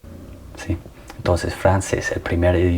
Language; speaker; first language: Spanish; non-native, fluent; English